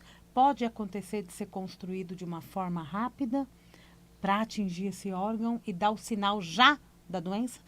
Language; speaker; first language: Portuguese; native; Portuguese